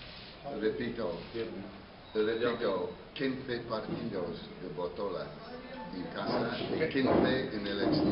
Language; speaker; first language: Spanish; non-native, fluent; English